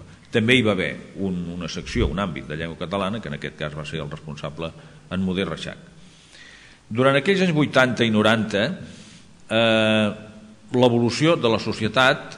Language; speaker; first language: Catalan; native; Catalan